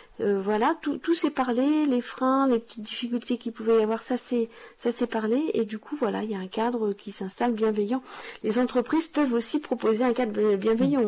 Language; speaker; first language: French; native; French